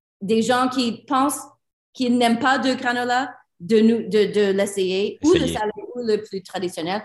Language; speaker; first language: French; non-native, learner; English